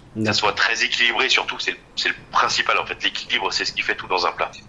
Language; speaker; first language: French; native; French